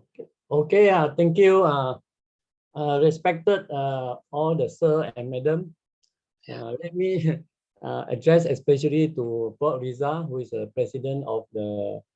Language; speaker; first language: English; non-native, fluent; Malay